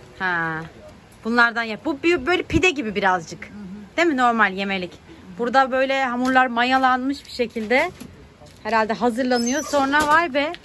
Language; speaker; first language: Turkish; native; Turkish